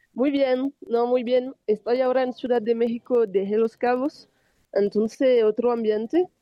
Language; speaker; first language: Spanish; non-native, fluent; French